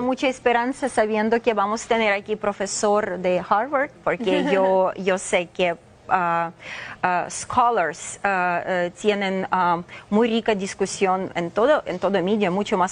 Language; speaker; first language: Spanish; non-native, fluent; Ukrainian